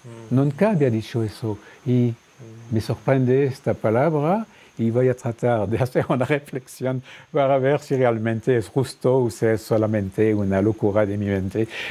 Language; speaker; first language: Spanish; non-native, fluent; French